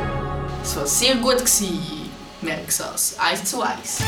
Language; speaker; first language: German; non-native, local second language; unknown